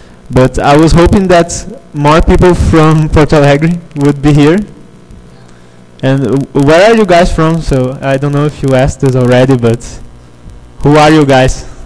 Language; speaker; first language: English; non-native, fluent; Portuguese